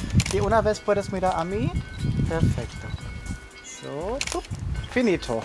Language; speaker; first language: Spanish; non-native, learner; German